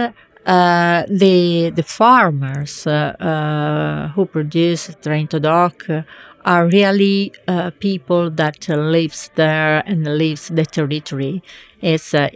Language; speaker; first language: English; non-native, fluent; Italian